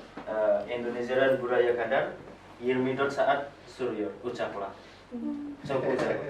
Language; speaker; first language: Turkish; non-native, learner; Indonesian